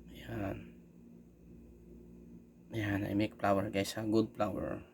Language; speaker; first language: English; non-native, local second language; Filipino